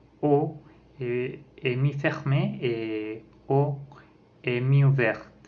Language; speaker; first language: French; non-native, learner; Spanish